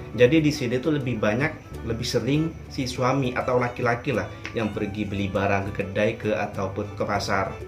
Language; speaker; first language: Indonesian; native; Indonesian